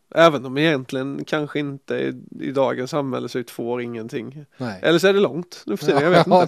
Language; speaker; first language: Swedish; native; Swedish